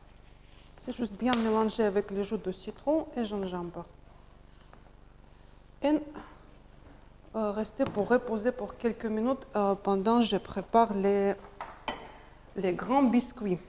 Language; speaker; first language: French; non-native, learner; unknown